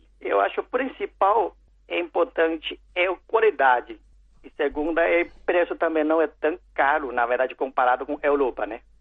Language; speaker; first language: Portuguese; non-native, learner; Chinese